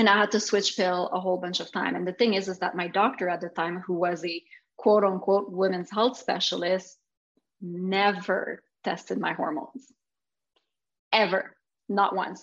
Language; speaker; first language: English; non-native, fluent; French